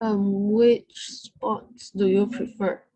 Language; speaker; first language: English; non-native, learner; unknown